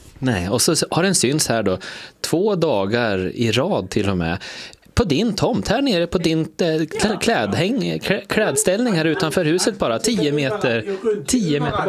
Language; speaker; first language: Swedish; native; Swedish